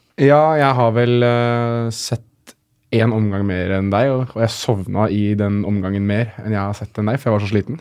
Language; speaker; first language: Norwegian; early bilingual, other home language; Arabic